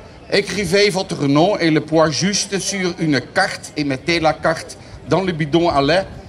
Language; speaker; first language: French; non-native, fluent; Dutch